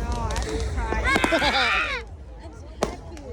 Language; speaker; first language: English; non-native, learner; Indonesian